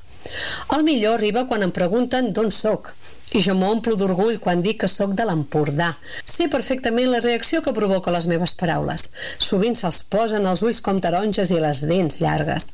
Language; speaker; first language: Catalan; native; Catalan